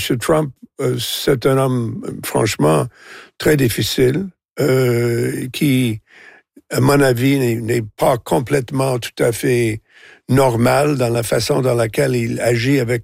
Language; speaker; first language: French; non-native, local second language; English